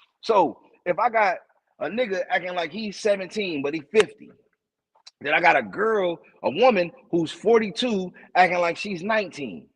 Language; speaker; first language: English; native; English